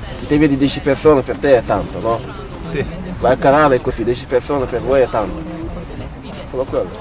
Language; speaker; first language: Italian; non-native, learner; Wolof